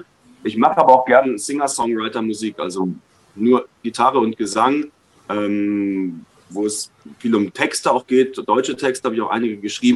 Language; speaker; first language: German; native; German